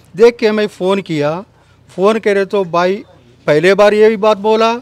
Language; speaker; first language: Hindi; non-native, local second language; Telugu